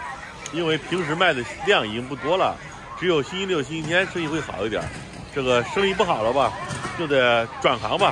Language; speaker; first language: Chinese; native; Chinese